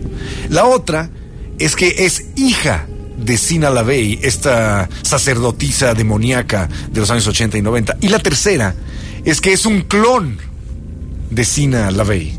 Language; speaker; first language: Spanish; native; Spanish